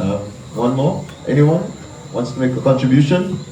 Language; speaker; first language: English; native; English